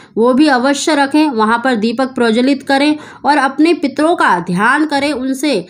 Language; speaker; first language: Hindi; native; Hindi